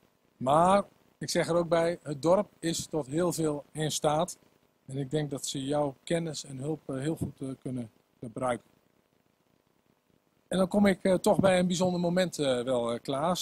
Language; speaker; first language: Dutch; native; Dutch